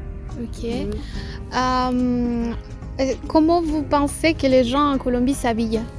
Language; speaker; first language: French; non-native, fluent; Spanish